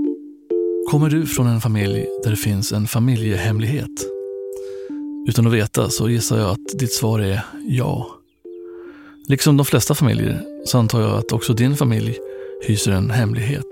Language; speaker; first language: Swedish; native; Swedish